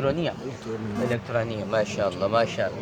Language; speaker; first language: Arabic; non-native, learner; Urdu